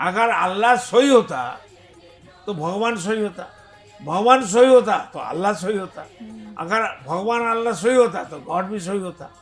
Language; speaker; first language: Hindi; non-native, local second language; Bangla